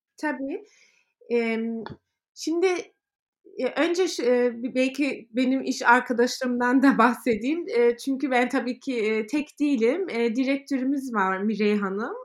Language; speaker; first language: Turkish; early bilingual, heritage; Turkish